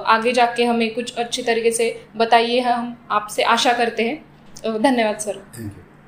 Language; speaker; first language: Hindi; non-native, local second language; Marathi